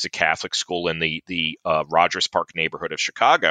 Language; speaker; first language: English; native; English